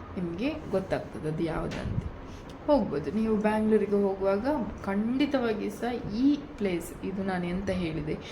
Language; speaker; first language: Kannada; non-native, local second language; Tulu